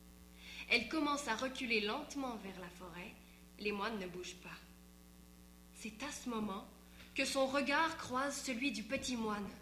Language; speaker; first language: French; native; French